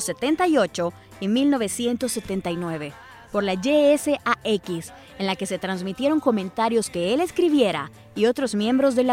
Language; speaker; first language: Spanish; native; Spanish